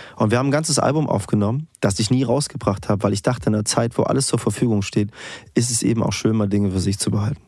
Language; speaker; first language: German; non-native, fluent; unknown